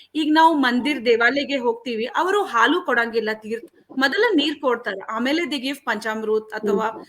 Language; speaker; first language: Kannada; non-native, local second language; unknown